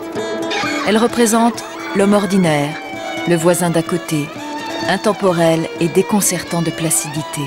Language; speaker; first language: French; native; French